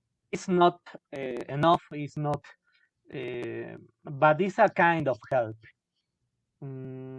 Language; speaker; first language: English; non-native, learner; Spanish